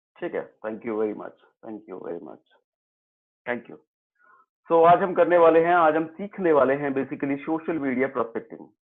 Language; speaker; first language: Hindi; native; Hindi